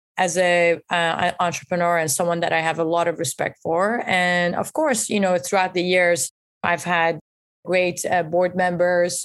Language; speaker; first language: English; early bilingual, other home language; Persian